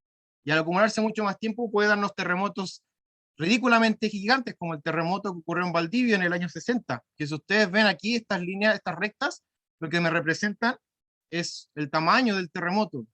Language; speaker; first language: Spanish; native; Spanish